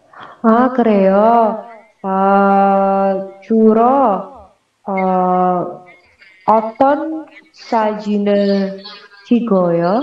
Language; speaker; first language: Korean; non-native, learner; Indonesian